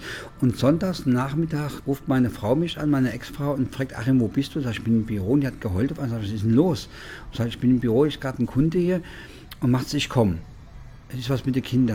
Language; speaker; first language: German; native; German